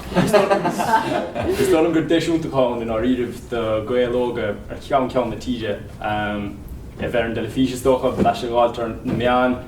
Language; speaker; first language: Irish; native; Irish